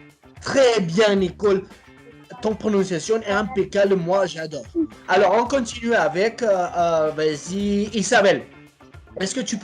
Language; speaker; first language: French; non-native, fluent; Spanish